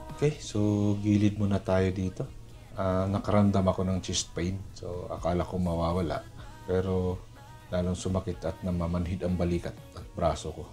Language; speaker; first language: Filipino; non-native, local second language; Cebuano